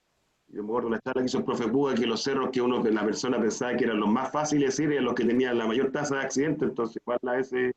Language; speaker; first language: Spanish; native; Spanish